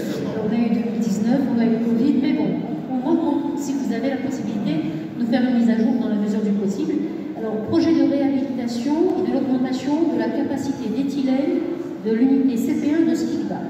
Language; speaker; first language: French; non-native, local second language; Arabic